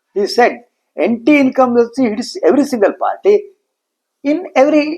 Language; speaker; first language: English; non-native, local second language; Kannada